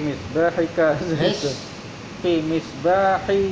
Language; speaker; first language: Arabic; non-native, learner; Indonesian